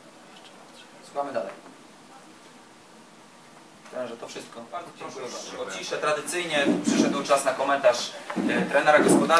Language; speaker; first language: Polish; native; Polish